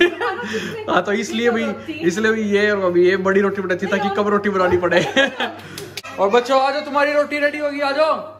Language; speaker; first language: Hindi; native; Hindi